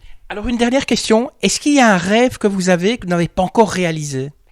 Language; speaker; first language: French; native; French